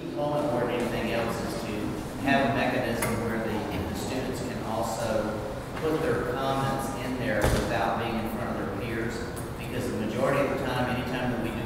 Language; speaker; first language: English; native; English